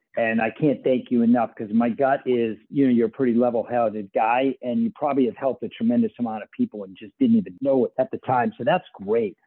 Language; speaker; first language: English; native; English